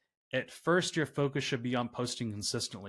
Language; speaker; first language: English; native; English